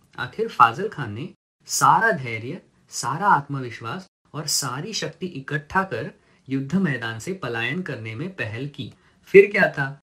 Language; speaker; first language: Hindi; non-native, local second language; Marathi